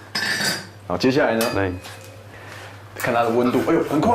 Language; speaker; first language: Chinese; native; Chinese